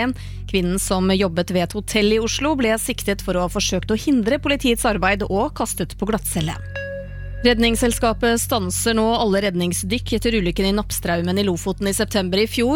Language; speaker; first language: Norwegian; native; Norwegian